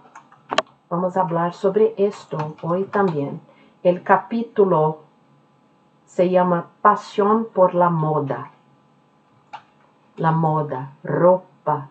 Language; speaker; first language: Spanish; non-native, fluent; Norwegian